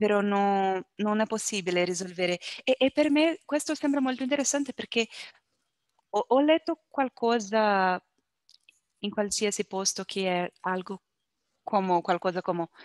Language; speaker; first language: Italian; non-native, learner; Portuguese